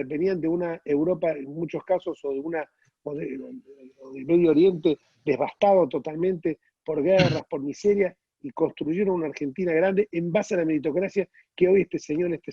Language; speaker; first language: Spanish; native; Spanish